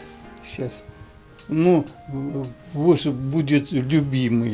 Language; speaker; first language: Russian; non-native, local second language; Ingush